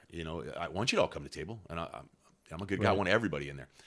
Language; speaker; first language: English; native; English